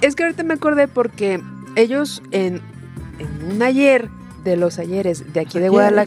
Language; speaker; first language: Spanish; native; Spanish